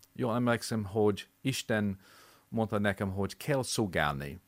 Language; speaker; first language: Hungarian; non-native, fluent; English